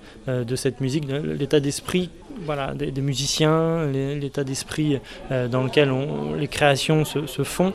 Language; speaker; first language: French; native; French